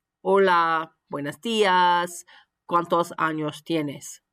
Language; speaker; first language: Spanish; non-native, fluent; English